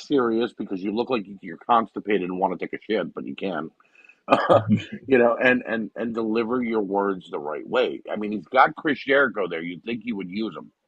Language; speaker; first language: English; native; English